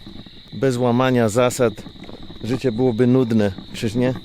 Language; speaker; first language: Polish; native; Polish